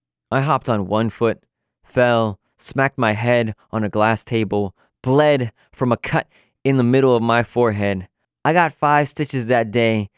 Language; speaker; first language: English; early bilingual, other home language; Spanish